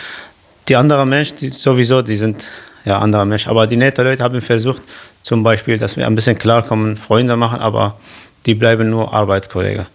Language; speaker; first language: German; non-native, learner; Arabic